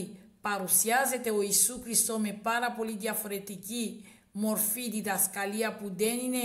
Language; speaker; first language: Greek; non-native, learner; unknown